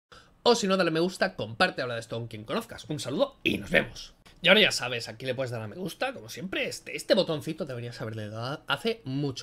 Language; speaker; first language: Spanish; native; Spanish